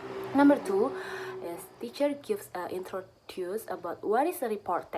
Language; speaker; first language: English; non-native, learner; Indonesian